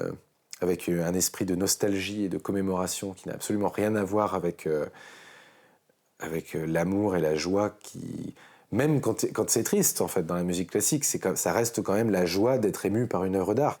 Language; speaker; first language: French; native; French